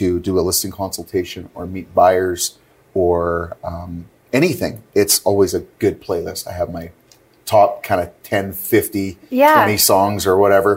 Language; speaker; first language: English; native; English